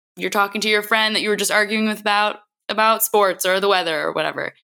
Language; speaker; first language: English; native; English